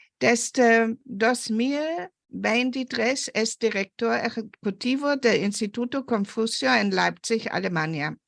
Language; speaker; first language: Spanish; non-native, fluent; German